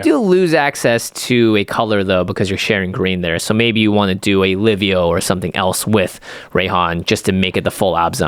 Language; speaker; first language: English; native; English